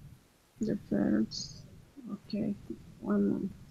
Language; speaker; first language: English; non-native, learner; Spanish